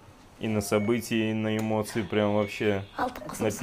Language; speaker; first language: Russian; native; Russian